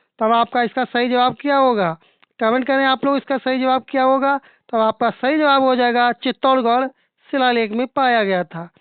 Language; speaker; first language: Hindi; native; Hindi